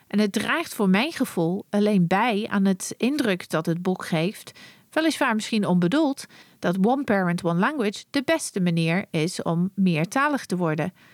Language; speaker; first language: Dutch; non-native, fluent; English